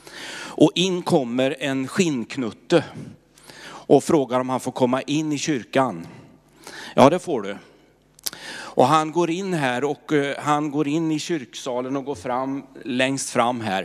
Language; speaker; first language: Swedish; native; Swedish